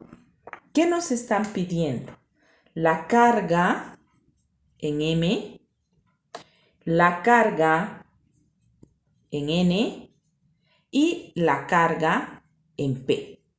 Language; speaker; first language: Spanish; native; Spanish